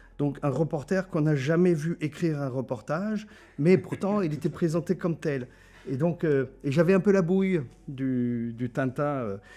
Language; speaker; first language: French; non-native, local second language; German